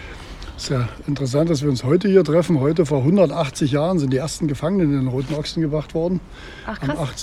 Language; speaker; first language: German; native; German